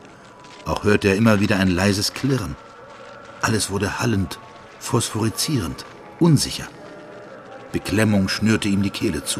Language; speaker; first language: German; native; German